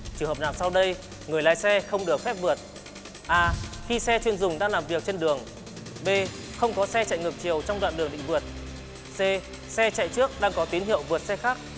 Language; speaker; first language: Vietnamese; native; Vietnamese